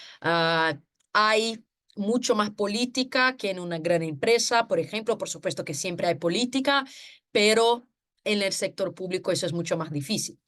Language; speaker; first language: Spanish; non-native, fluent; Portuguese